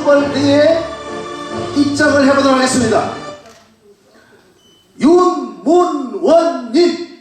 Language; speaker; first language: Korean; native; Korean